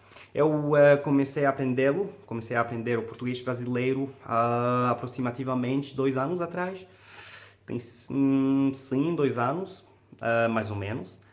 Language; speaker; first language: Portuguese; non-native, fluent; Arabic